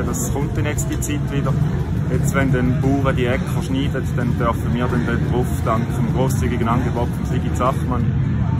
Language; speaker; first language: German; native; German